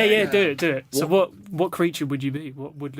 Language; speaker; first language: English; native; English